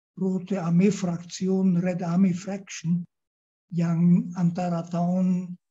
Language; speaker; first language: Indonesian; non-native, fluent; German